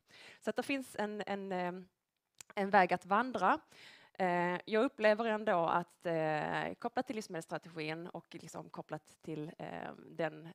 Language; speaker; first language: Swedish; native; Swedish